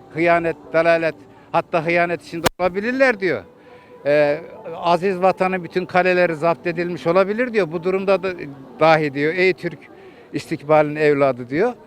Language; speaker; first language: Turkish; native; Turkish